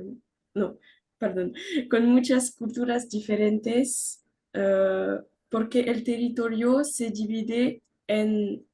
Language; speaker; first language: Spanish; non-native, learner; French